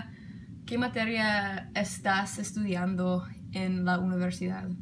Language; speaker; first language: Spanish; non-native, learner; English